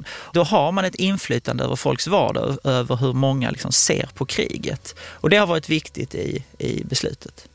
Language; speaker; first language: Swedish; native; Swedish